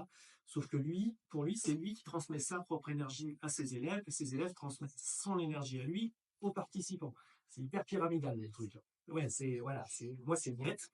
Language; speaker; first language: French; native; French